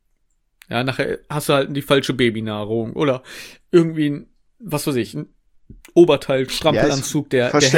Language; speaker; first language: German; native; German